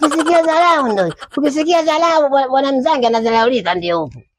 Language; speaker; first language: Swahili; native; Swahili